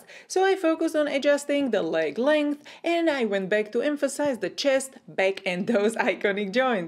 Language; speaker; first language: English; non-native, fluent; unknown